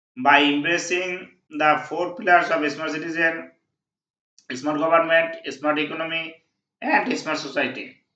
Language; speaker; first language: English; non-native, local second language; Bangla